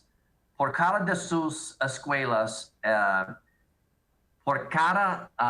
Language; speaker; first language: Spanish; non-native, learner; English